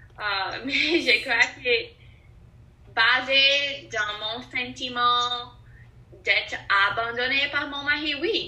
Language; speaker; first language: French; non-native, learner; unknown